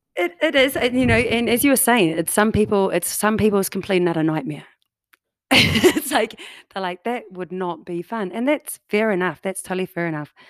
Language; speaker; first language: English; native; English